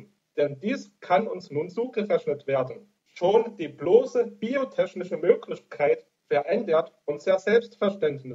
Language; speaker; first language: German; native; German